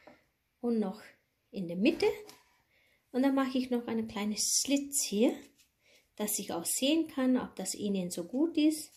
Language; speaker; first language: German; non-native, learner; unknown